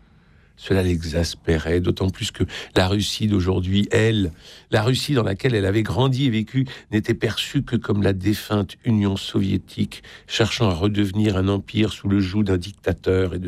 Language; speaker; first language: French; native; French